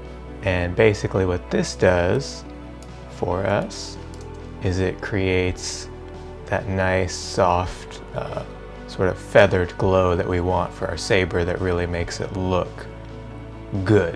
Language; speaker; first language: English; native; English